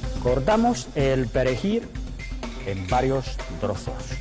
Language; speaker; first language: Spanish; non-native, fluent; Chinese